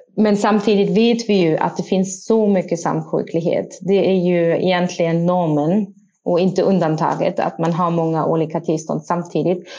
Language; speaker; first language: Swedish; non-native, fluent; German